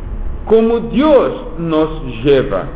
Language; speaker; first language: Spanish; non-native, fluent; Portuguese